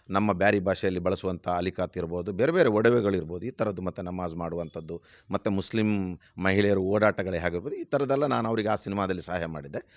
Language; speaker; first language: Kannada; non-native, local second language; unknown